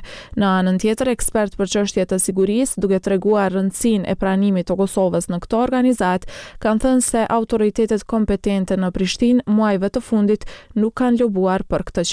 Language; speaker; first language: Albanian; native; Albanian